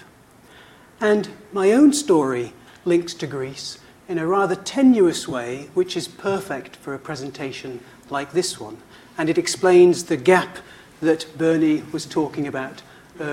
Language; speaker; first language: English; native; English